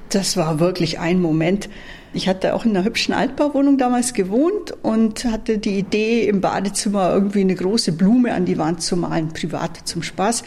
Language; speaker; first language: German; native; German